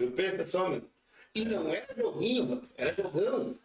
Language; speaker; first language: Portuguese; native; Portuguese